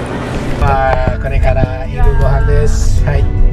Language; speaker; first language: Japanese; non-native, learner; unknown